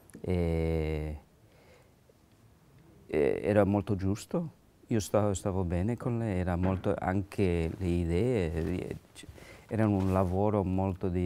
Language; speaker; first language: Italian; non-native, learner; English